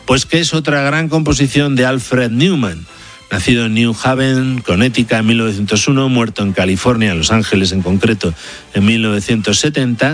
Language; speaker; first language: Spanish; native; Spanish